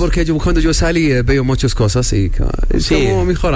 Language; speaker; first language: Spanish; non-native, learner; Arabic